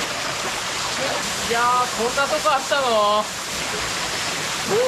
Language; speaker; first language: Japanese; native; Japanese